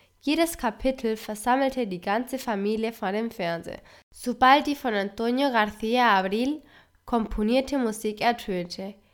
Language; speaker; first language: German; non-native, fluent; Spanish